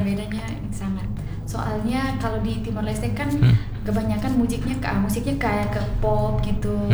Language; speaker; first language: Indonesian; non-native, fluent; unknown